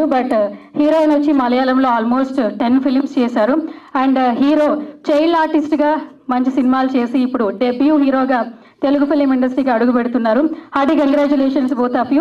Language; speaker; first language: Telugu; native; Telugu